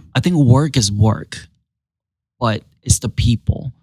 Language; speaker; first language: English; non-native, fluent; Chinese